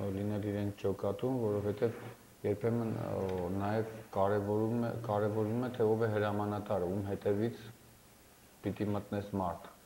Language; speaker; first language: Armenian; native; Armenian